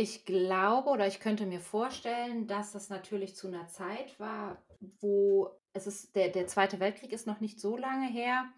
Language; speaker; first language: German; native; German